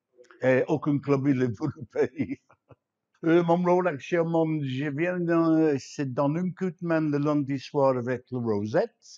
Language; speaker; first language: French; non-native, fluent; English